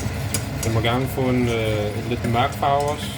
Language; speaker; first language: Danish; native; Danish